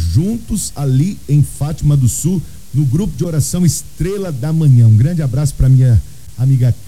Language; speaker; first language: Portuguese; native; Portuguese